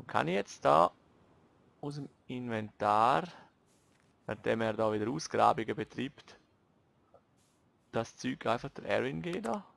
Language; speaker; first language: German; native; German